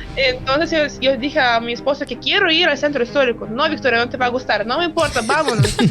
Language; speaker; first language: Spanish; non-native, fluent; Ukrainian